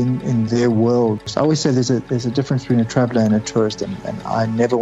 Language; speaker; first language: English; native; English